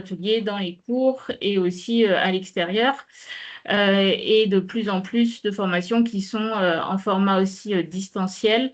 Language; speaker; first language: French; native; French